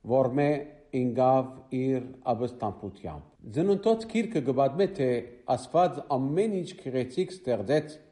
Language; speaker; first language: Armenian; native; Armenian